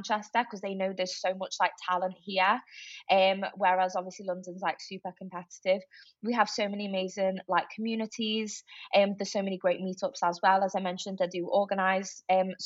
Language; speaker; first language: English; native; English